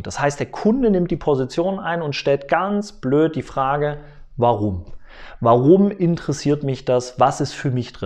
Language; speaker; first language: German; native; German